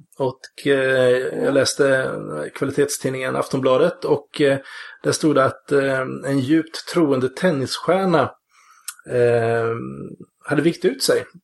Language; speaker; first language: Swedish; native; Swedish